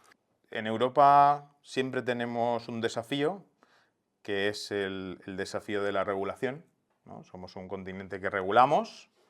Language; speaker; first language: Spanish; native; Spanish